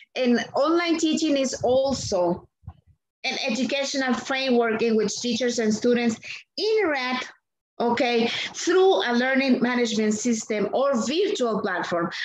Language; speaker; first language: English; non-native, fluent; Spanish